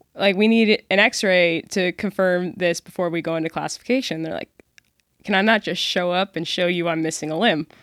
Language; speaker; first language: English; native; English